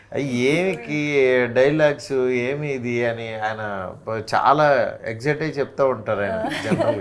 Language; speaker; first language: Telugu; native; Telugu